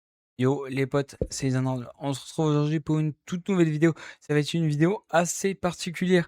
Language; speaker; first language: French; native; French